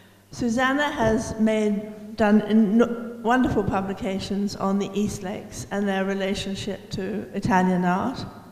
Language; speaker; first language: English; native; English